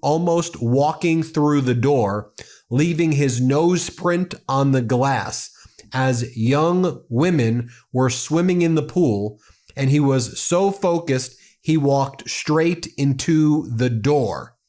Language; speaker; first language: English; native; English